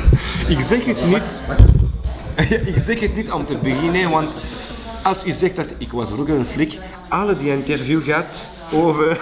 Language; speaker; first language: Dutch; non-native, local second language; French